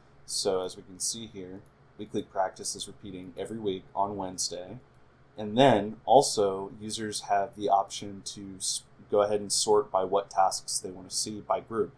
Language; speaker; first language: English; native; English